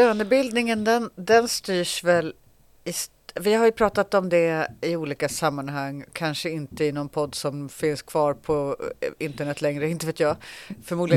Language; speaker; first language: Swedish; native; Swedish